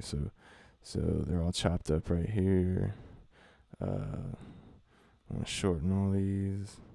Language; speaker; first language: English; native; English